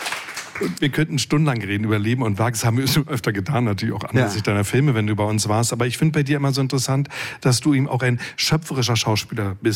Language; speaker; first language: German; native; German